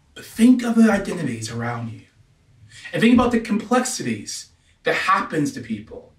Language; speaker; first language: English; native; English